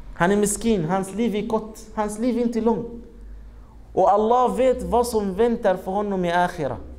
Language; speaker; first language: Swedish; non-native, fluent; Arabic